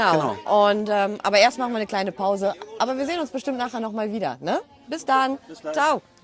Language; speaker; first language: German; native; German